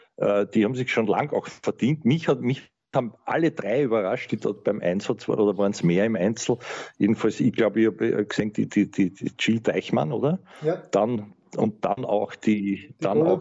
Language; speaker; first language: German; native; German